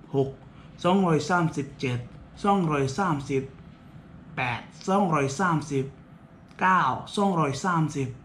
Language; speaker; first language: Thai; non-native, learner; Indonesian